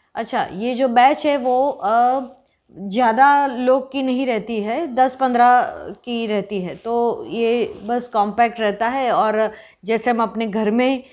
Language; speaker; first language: Hindi; non-native, local second language; Gujarati